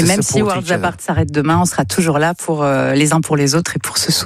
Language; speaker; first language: French; native; French